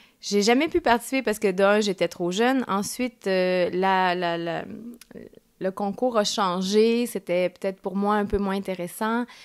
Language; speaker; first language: French; early bilingual, other home language; Spanish